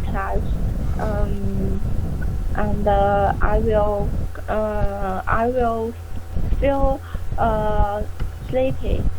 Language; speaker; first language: English; non-native, learner; Chinese